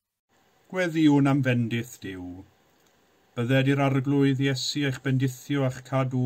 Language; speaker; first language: Welsh; native; Welsh